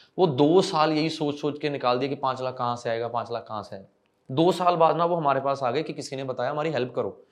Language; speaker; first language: Hindi; non-native, local second language; Punjabi